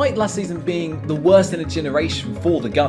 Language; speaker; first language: English; native; English